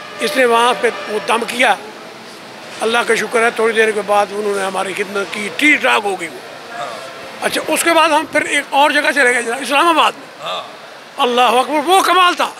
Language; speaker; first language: Urdu; non-native, local second language; Punjabi